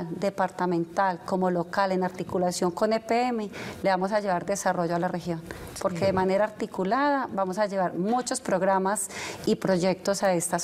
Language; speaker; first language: Spanish; native; Spanish